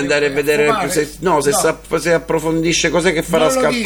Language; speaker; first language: Italian; native; Italian